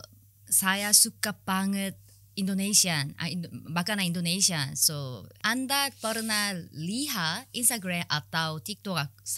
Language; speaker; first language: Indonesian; non-native, learner; Korean